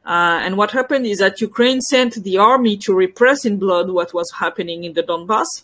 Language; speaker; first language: English; non-native, fluent; French